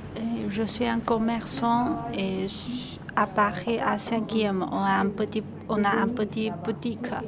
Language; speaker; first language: French; non-native, learner; Chinese